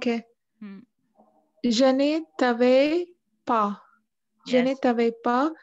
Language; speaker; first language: French; non-native, learner; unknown